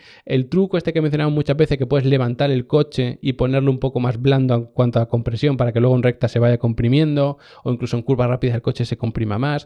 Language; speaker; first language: Spanish; native; Spanish